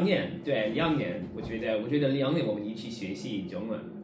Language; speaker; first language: Chinese; non-native, learner; English